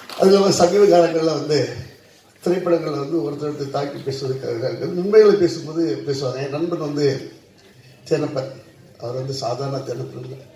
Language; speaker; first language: Tamil; native; Tamil